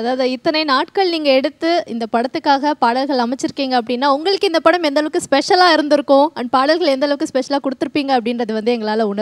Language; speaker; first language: Tamil; native; Tamil